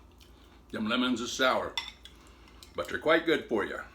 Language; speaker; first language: English; native; English